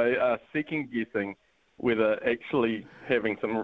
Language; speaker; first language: English; native; English